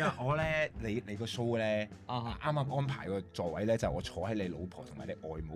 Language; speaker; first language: Cantonese; native; Cantonese